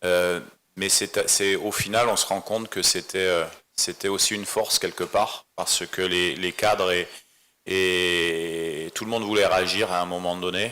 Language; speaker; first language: French; native; French